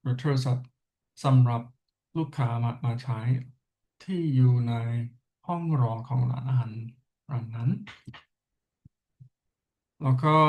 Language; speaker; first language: Thai; non-native, learner; English